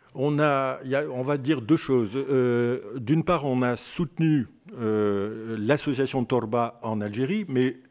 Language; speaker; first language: French; native; French